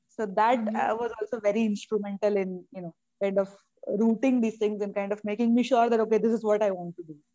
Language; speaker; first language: English; non-native, local second language; Malayalam